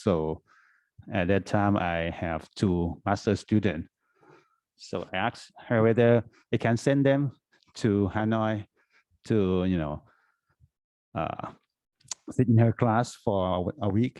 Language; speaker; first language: English; non-native, fluent; Thai